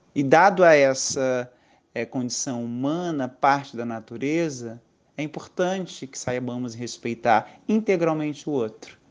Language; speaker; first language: Portuguese; native; Portuguese